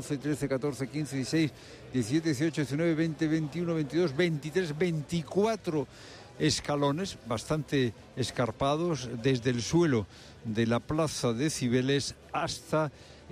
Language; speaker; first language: Spanish; native; Spanish